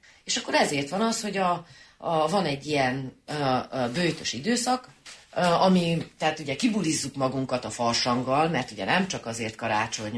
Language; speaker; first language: Hungarian; native; Hungarian